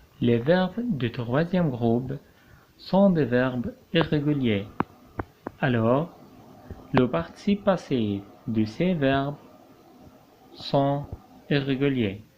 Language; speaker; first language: French; non-native, local second language; Arabic